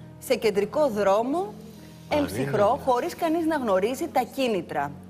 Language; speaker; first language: Greek; native; Greek